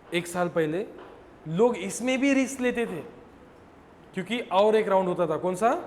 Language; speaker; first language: Hindi; non-native, local second language; Marathi